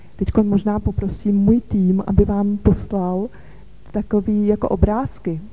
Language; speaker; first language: Czech; native; Czech